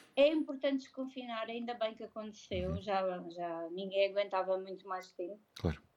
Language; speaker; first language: Portuguese; native; Portuguese